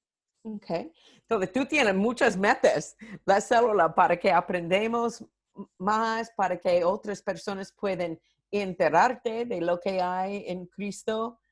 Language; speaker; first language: Spanish; non-native, fluent; English